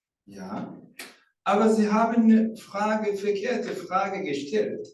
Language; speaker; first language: German; non-native, fluent; Rundi